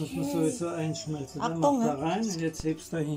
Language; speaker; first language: German; native; German